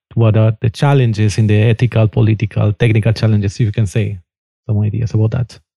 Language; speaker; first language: English; non-native, fluent; Spanish